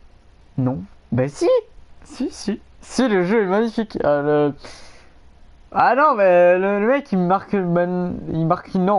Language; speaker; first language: French; native; French